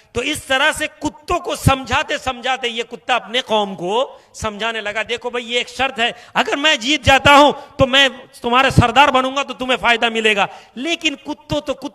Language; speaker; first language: Hindi; non-native, local second language; Bangla